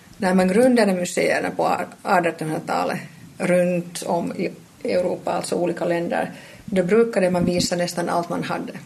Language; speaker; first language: Swedish; non-native, local second language; Finnish